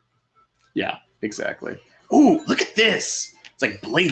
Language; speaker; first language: English; native; English